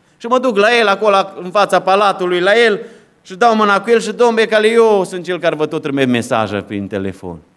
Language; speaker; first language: Romanian; native; Romanian